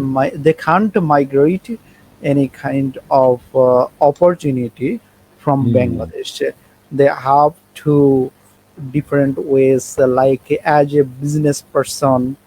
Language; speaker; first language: English; non-native, learner; Bangla